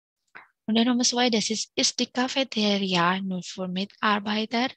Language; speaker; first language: German; non-native, learner; Indonesian